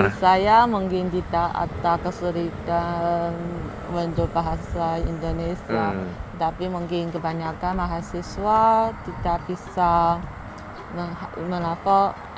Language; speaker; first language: Indonesian; non-native, learner; Chinese